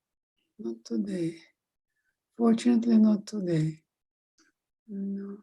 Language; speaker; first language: English; non-native, fluent; Russian